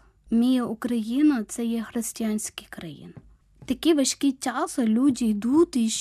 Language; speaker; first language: Ukrainian; non-native, learner; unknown